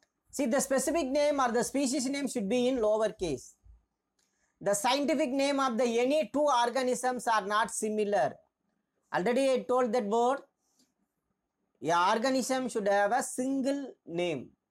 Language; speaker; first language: English; non-native, local second language; Tamil